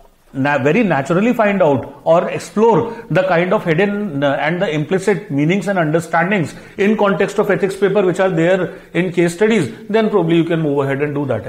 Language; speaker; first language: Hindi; native; Hindi